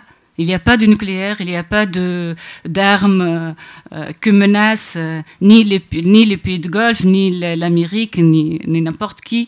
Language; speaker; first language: French; non-native, local second language; Arabic